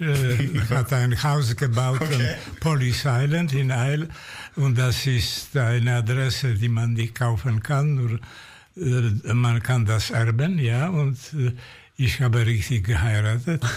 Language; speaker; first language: German; non-native, fluent; Polish